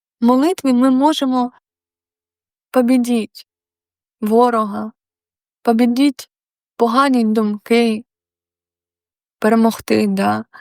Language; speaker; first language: Ukrainian; non-native, local second language; Russian